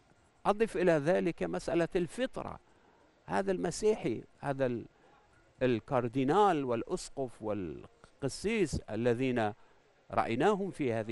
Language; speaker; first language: Arabic; non-native, fluent; Persian